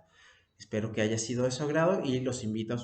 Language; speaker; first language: Spanish; native; Spanish